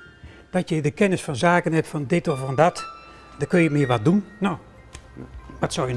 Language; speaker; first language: Dutch; native; Dutch